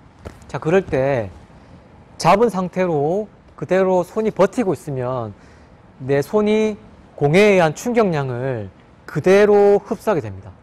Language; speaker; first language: Korean; native; Korean